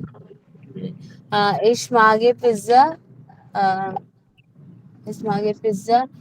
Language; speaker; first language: German; non-native, learner; Malayalam